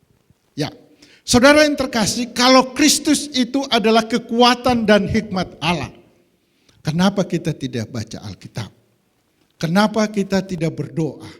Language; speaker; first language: Indonesian; native; Indonesian